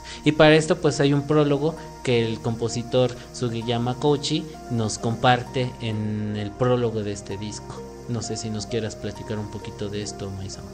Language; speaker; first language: Spanish; native; Spanish